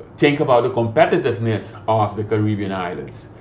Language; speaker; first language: English; non-native, fluent; Papiamento